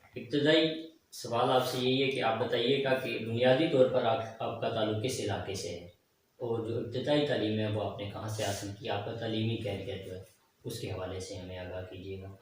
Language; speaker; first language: Urdu; native; Urdu